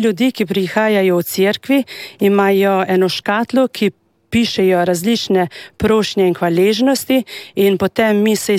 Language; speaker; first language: Slovenian; non-native, learner; Albanian